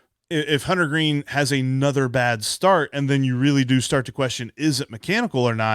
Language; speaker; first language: English; native; English